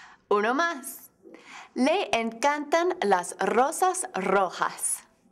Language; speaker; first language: Spanish; non-native, fluent; English